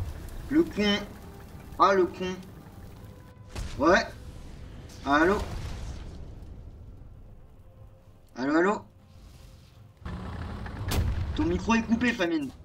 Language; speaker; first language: French; native; French